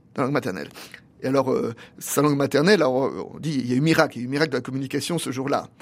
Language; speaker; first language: French; native; French